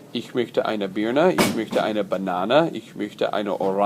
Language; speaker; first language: German; non-native, fluent; English